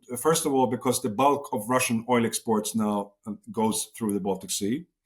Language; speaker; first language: English; non-native, fluent; Swedish